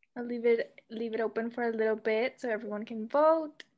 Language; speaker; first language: English; non-native, fluent; Spanish